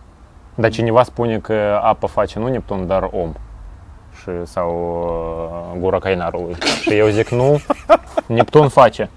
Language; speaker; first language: Romanian; non-native, local second language; Russian